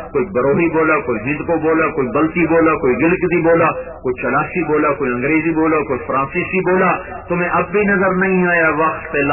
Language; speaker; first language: Urdu; non-native, local second language; Punjabi